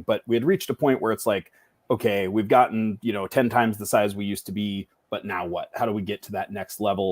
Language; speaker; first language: English; native; English